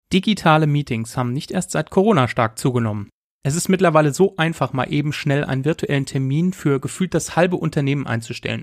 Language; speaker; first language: German; native; German